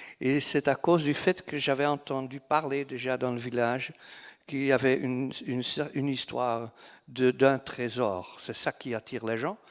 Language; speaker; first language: French; non-native, local second language; Dutch